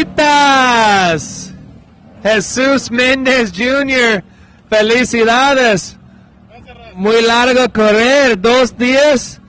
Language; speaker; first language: Spanish; non-native, learner; English